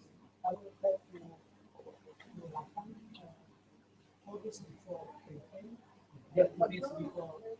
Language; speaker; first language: English; non-native, learner; Indonesian